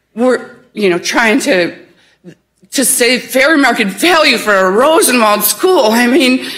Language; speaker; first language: English; native; English